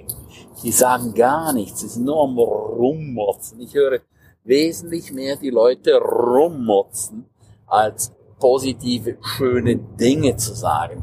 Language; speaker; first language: German; non-native, local second language; Romansh